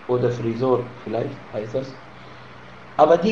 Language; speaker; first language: German; non-native, fluent; Arabic